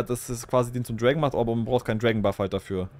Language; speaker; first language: German; native; German